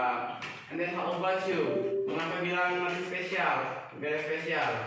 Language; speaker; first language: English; non-native, fluent; Indonesian